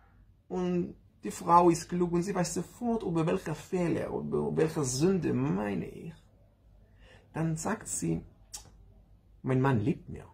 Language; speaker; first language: German; non-native, learner; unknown